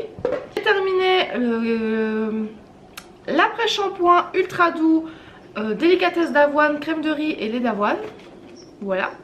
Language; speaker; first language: French; native; French